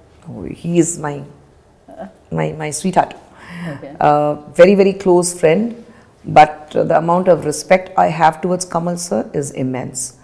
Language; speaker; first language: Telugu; non-native, fluent; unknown